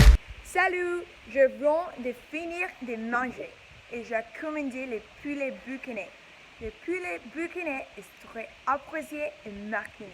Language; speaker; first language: French; non-native, learner; English